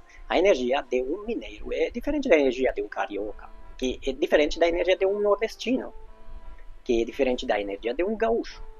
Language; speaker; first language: Portuguese; non-native, fluent; Hungarian